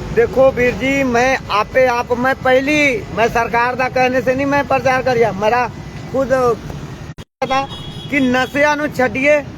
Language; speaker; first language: Punjabi; non-native, learner; Nepali